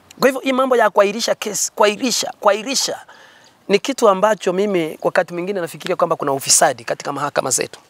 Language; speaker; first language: Swahili; non-native, local second language; Gusii